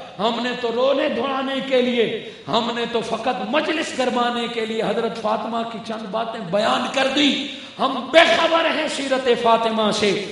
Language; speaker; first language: Urdu; non-native, local second language; Punjabi